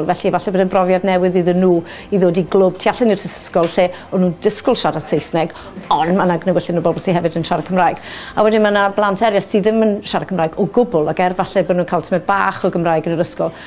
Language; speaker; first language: Welsh; native; Welsh